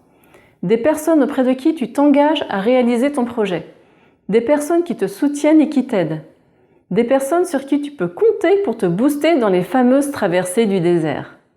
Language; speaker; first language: French; native; French